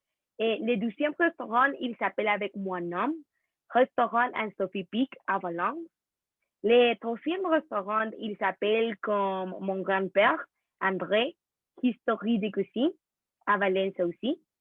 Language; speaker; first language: French; non-native, learner; Spanish